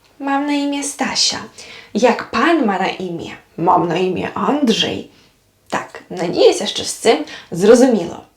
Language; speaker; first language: Polish; non-native, fluent; Ukrainian